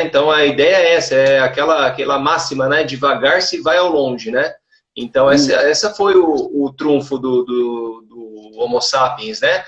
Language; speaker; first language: Portuguese; native; Portuguese